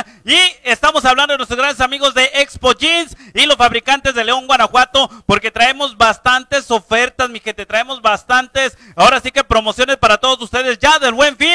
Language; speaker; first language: Spanish; native; Spanish